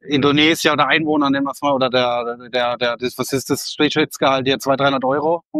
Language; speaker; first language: German; native; German